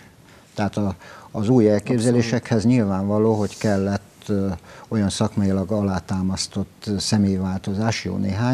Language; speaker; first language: Hungarian; native; Hungarian